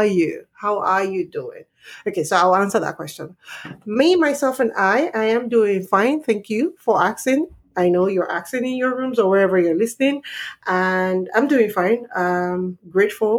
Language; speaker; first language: English; non-native, local second language; Yoruba